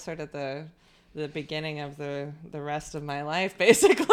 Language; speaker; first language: English; native; English